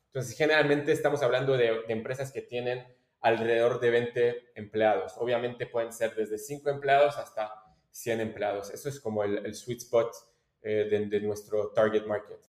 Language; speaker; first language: Spanish; non-native, fluent; French